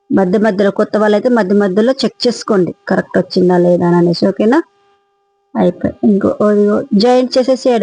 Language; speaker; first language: Telugu; non-native, local second language; Marathi